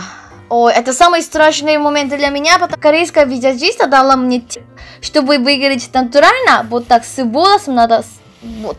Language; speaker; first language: Russian; non-native, learner; Korean